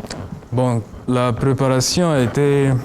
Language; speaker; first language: French; non-native, local second language; Kinyarwanda